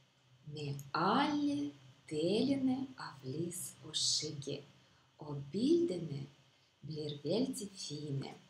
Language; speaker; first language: Norwegian; non-native, fluent; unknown